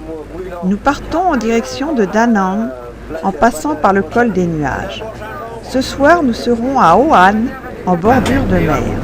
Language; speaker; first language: French; native; French